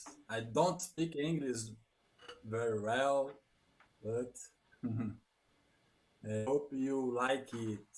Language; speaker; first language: English; non-native, learner; Portuguese